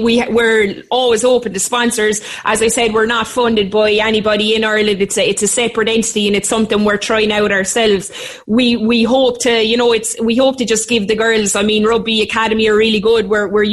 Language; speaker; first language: English; native; English